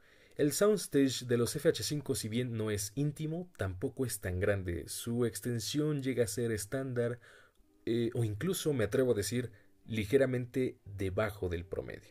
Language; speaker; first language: Spanish; native; Spanish